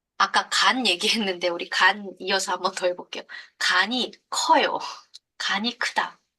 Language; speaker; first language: Korean; native; Korean